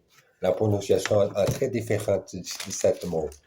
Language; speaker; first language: French; non-native, learner; Portuguese